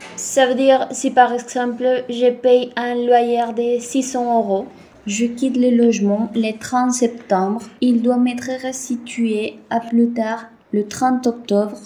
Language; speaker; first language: French; non-native, fluent; Spanish